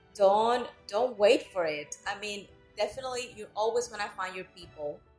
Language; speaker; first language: English; non-native, fluent; Spanish